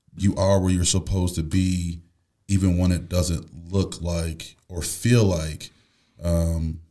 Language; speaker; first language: English; native; English